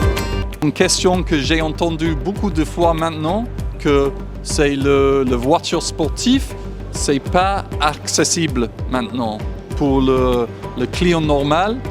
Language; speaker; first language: French; non-native, fluent; English